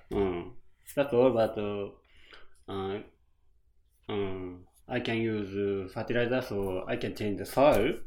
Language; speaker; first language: English; non-native, learner; Japanese